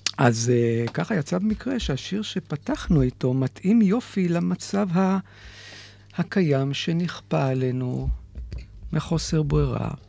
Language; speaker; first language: Hebrew; native; Hebrew